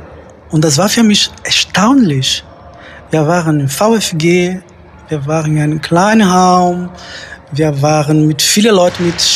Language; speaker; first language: German; non-native, fluent; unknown